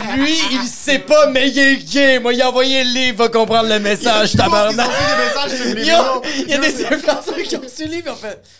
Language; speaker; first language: French; native; French